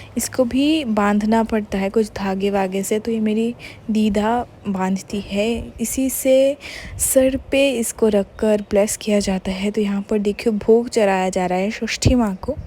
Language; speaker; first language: Hindi; non-native, local second language; Bangla